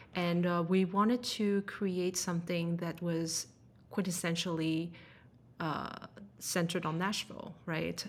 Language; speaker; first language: English; non-native, fluent; French